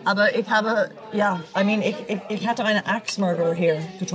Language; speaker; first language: German; non-native, learner; English